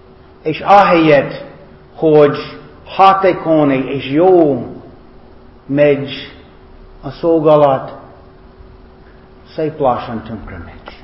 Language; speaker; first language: Hungarian; non-native, learner; English